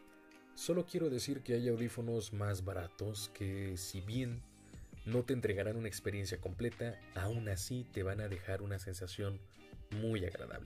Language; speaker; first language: Spanish; native; Spanish